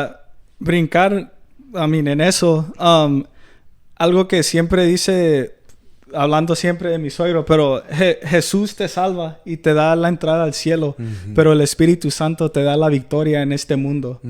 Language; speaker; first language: Spanish; early bilingual, heritage; Spanish